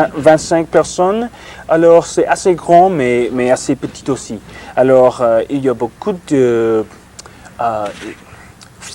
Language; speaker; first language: French; non-native, learner; English